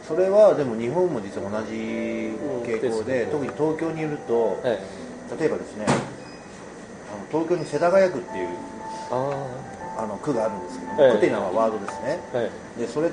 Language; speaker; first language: Japanese; native; Japanese